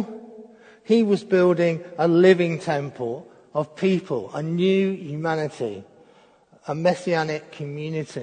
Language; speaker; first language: English; native; English